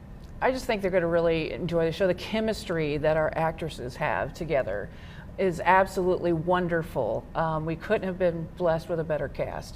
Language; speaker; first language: English; native; English